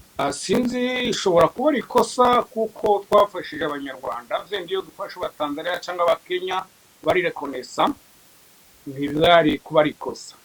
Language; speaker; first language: Kinyarwanda; native; Kinyarwanda